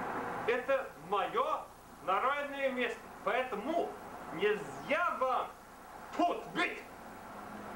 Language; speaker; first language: Russian; non-native, learner; English